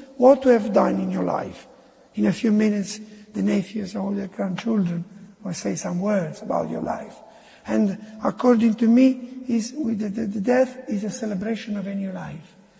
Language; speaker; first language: English; non-native, fluent; Italian